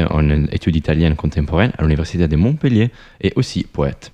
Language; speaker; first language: French; non-native, fluent; Italian